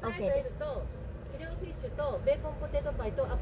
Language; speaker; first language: Japanese; native; Japanese